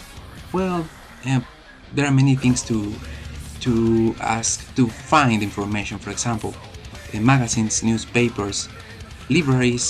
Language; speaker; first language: English; non-native, learner; Spanish